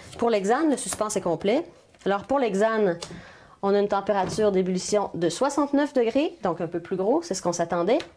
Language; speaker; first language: French; native; French